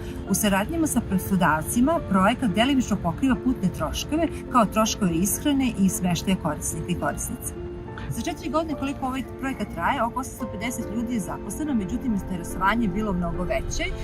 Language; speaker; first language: Serbian; native; Serbian